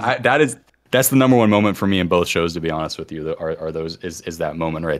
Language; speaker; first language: English; native; English